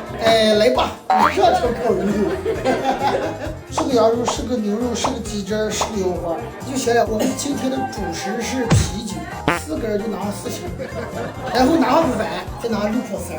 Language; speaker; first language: Chinese; native; Chinese